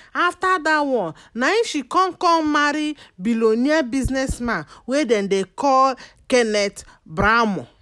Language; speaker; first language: Nigerian Pidgin; native; Nigerian Pidgin